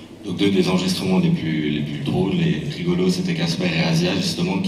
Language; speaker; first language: French; native; French